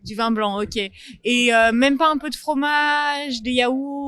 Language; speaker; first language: French; native; French